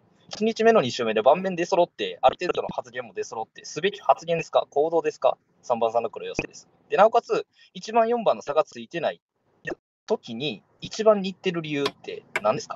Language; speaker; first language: Japanese; native; Japanese